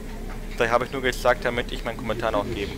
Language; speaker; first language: German; native; German